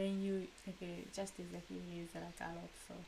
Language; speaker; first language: English; non-native, learner; Japanese